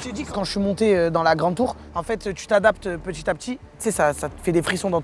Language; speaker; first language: French; native; French